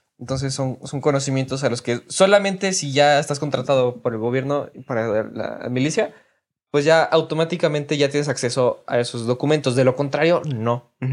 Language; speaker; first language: Spanish; native; Spanish